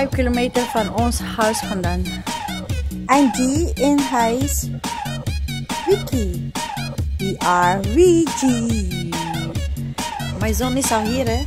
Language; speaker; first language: Dutch; non-native, learner; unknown